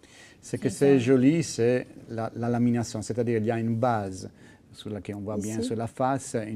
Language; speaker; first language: French; non-native, fluent; Italian